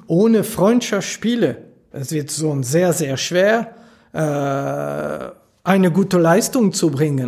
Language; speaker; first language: German; non-native, local second language; French